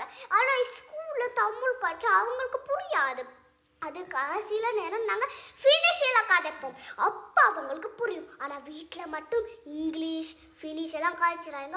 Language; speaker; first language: Tamil; early bilingual, heritage; Tamil